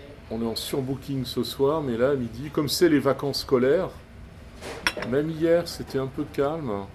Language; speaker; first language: French; native; French